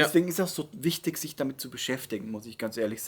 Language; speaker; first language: German; native; German